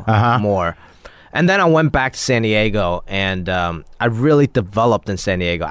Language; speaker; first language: English; non-native, local second language; Cantonese